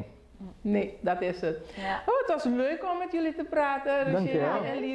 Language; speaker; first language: Dutch; non-native, local second language; Papiamento